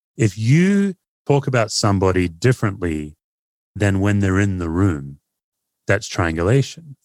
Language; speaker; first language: English; native; English